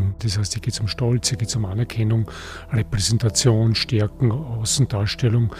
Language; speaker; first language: German; native; German